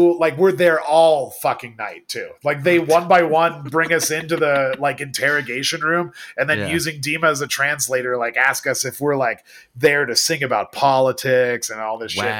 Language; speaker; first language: English; native; English